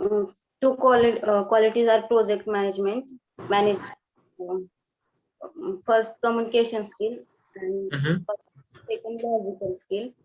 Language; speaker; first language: English; non-native, learner; Marathi